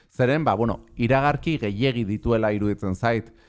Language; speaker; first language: Basque; native; Basque